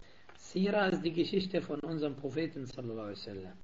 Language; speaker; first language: German; non-native, fluent; Arabic